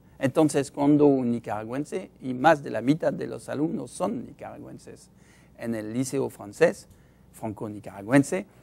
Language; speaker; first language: Spanish; non-native, fluent; French